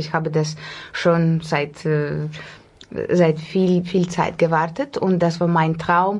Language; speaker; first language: German; non-native, fluent; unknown